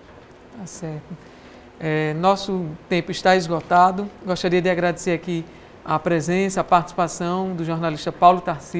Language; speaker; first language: Portuguese; native; Portuguese